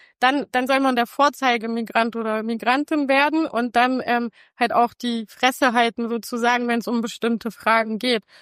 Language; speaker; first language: German; non-native, fluent; Russian